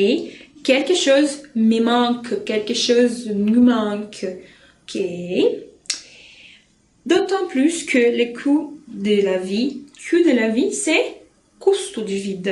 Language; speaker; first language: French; non-native, fluent; Portuguese